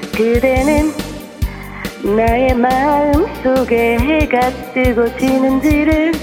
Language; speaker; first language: Korean; native; Korean